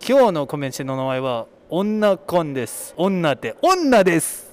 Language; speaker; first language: Japanese; non-native, learner; English